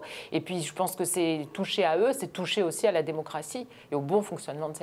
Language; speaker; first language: French; native; French